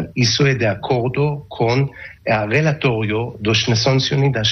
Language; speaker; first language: Portuguese; non-native, learner; Hebrew